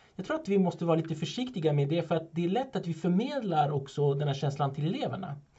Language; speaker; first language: Swedish; non-native, fluent; French